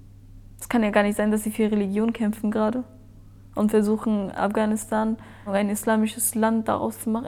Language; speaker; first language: German; early bilingual, other home language; Persian